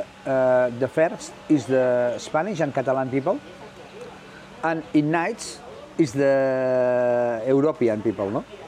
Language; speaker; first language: English; non-native, learner; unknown